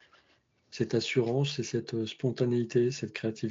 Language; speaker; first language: French; native; French